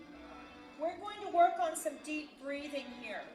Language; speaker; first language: English; native; English